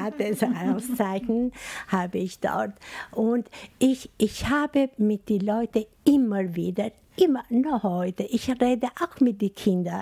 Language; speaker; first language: German; non-native, fluent; Albanian